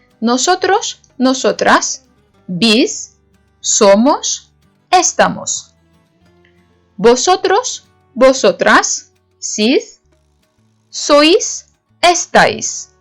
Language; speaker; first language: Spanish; non-native, learner; Turkish